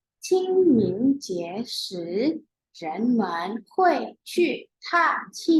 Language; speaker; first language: Chinese; non-native, fluent; Indonesian